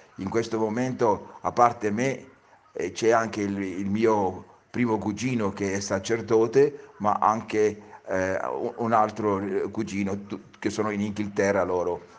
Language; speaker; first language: Italian; early bilingual, heritage; Italian